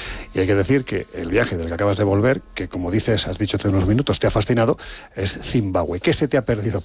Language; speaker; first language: Spanish; native; Spanish